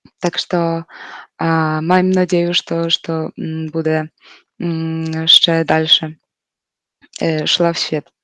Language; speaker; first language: Ukrainian; non-native, local second language; Polish